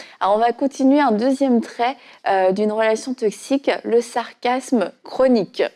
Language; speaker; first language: French; native; French